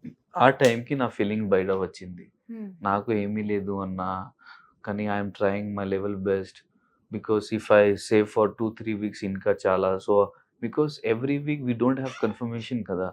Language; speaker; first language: Telugu; non-native, learner; Hindi